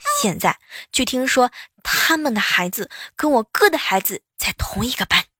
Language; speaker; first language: Chinese; native; Chinese